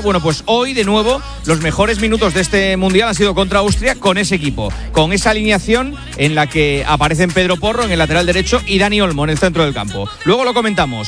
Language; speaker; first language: Spanish; native; Spanish